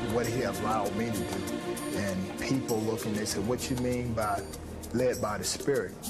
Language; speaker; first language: English; native; English